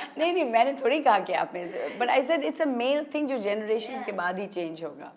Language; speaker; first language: Hindi; non-native, local second language; Kashmiri